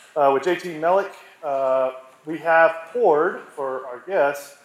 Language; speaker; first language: English; native; English